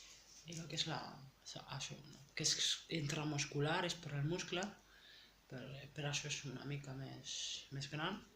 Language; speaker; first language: Catalan; non-native, learner; French